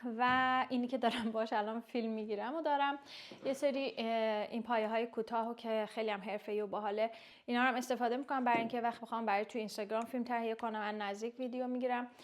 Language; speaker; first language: Persian; native; Persian